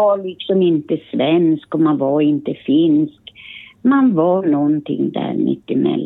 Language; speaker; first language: Swedish; early bilingual, other home language; Finnish